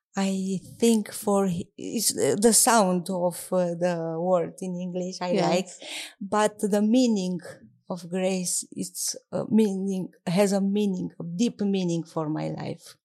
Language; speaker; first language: English; non-native, learner; Romanian